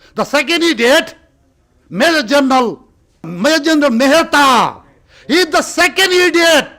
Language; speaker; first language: English; non-native, local second language; Nepali